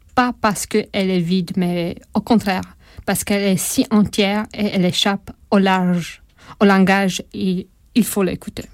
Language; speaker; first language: French; non-native, fluent; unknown